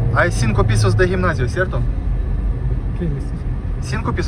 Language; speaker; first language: Spanish; non-native, learner; Russian